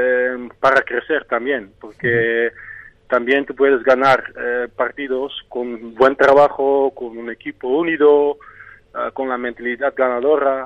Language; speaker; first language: Spanish; non-native, fluent; Dutch